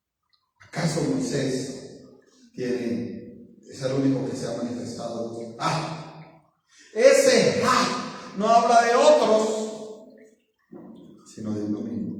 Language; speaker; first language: Spanish; native; Spanish